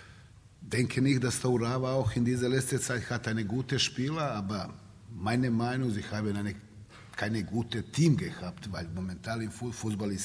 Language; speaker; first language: German; non-native, learner; Serbian